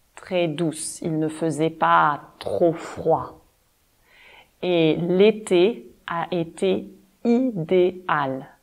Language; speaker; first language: French; native; French